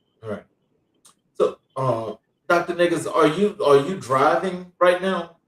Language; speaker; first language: English; native; English